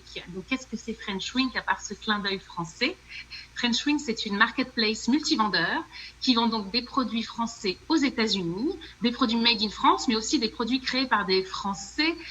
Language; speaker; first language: French; native; French